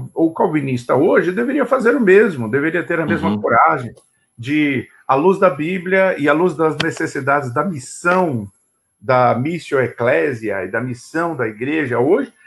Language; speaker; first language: Portuguese; native; Portuguese